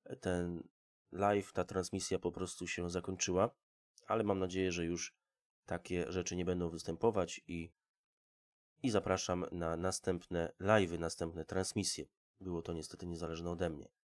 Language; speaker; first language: Polish; native; Polish